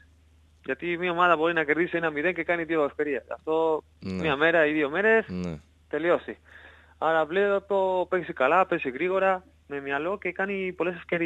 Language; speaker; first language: Greek; non-native, learner; Spanish